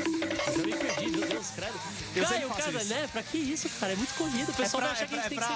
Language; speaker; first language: Portuguese; native; Portuguese